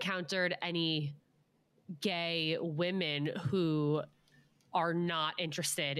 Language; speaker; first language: English; native; English